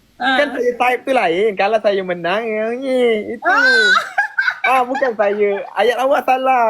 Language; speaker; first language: Malay; native; Malay